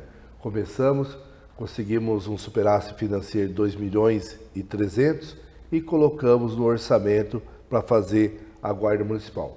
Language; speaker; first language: Portuguese; native; Portuguese